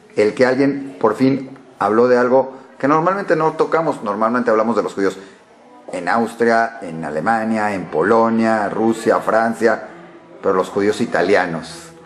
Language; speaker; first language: Spanish; native; Spanish